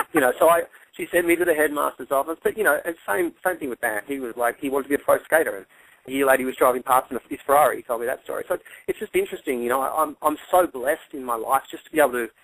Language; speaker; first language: English; native; English